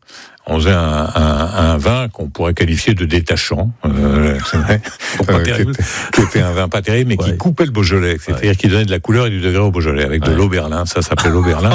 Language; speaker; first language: French; native; French